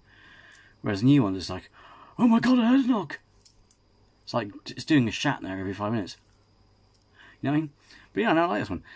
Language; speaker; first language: English; native; English